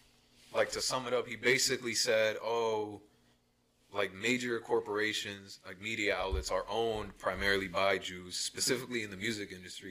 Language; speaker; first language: English; early bilingual, other home language; Spanish